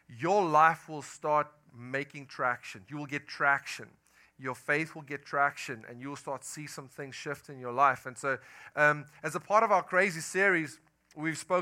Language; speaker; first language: English; non-native, local second language; Afrikaans